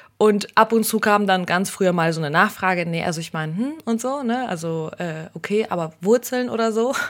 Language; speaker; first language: German; early bilingual, other home language; Russian